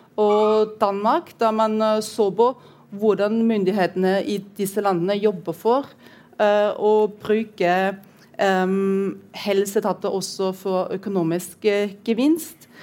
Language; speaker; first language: Norwegian; non-native, fluent; German